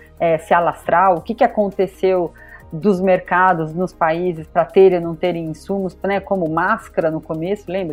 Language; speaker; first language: Portuguese; native; Portuguese